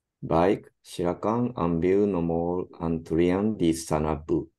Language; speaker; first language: Indonesian; non-native, learner; Japanese